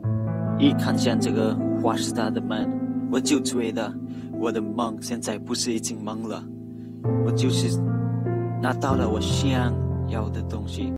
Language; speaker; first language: Chinese; non-native, fluent; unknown